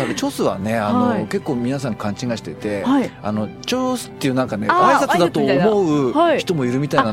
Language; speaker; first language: Japanese; native; Japanese